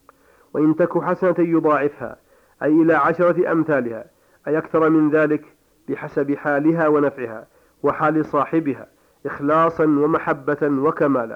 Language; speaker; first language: Arabic; native; Arabic